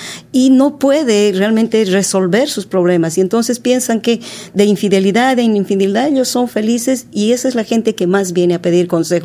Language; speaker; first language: Spanish; native; Spanish